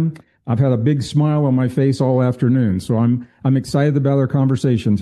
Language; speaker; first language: English; native; English